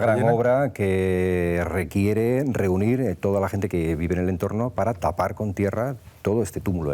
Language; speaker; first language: Spanish; native; Spanish